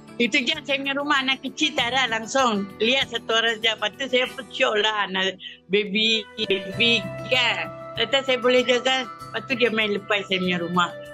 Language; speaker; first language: Malay; non-native, local second language; Tamil